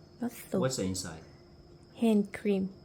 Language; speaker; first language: English; non-native, learner; Thai